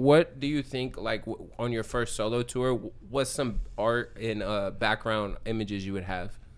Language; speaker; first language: English; native; English